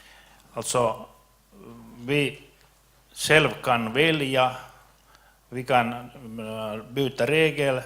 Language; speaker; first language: Swedish; non-native, local second language; Finnish